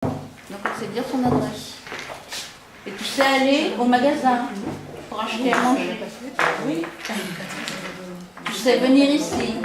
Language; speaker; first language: French; native; French